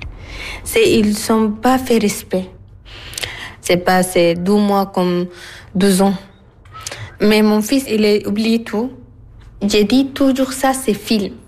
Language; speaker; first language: French; non-native, learner; Arabic